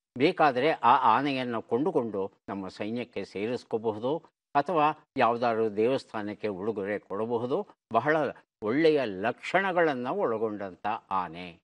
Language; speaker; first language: Kannada; native; Kannada